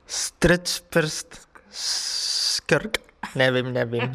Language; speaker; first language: Czech; non-native, learner; Spanish